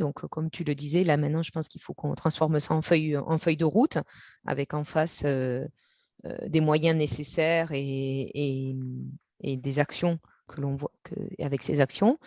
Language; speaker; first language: French; native; French